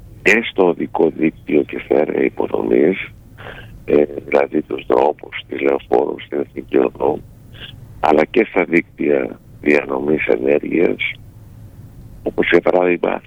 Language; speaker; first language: Greek; native; Greek